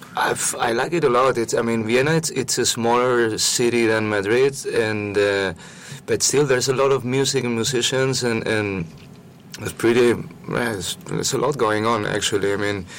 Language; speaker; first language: English; non-native, fluent; Spanish